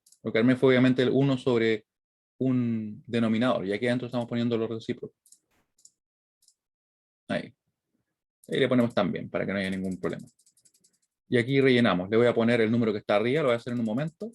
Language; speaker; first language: Spanish; native; Spanish